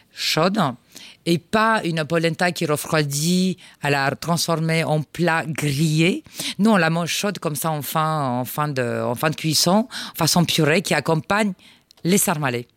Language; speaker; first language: French; non-native, fluent; Romanian